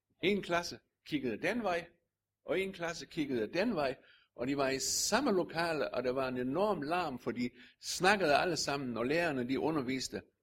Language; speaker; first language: Danish; native; Danish